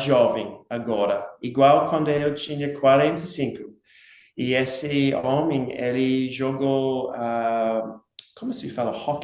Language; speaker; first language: Portuguese; non-native, learner; English